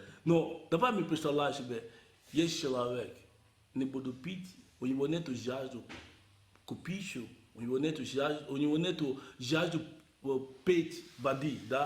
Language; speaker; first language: Russian; non-native, learner; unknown